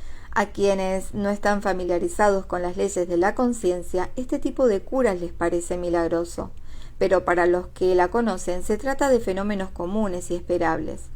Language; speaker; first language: Spanish; native; Spanish